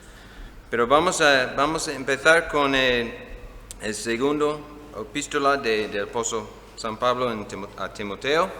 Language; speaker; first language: Spanish; non-native, fluent; English